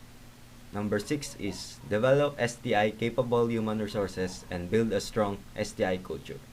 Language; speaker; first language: English; non-native, local second language; Filipino